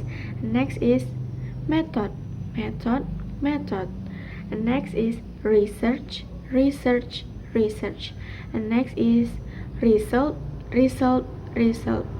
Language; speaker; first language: English; non-native, learner; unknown